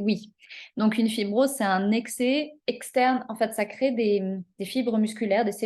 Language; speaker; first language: French; native; French